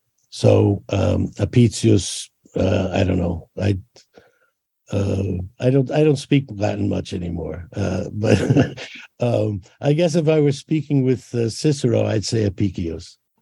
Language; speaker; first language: English; native; English